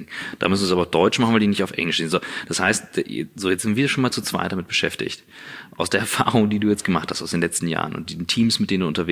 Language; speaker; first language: German; native; German